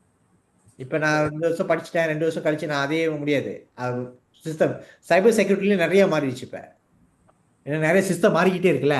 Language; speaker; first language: Tamil; native; Tamil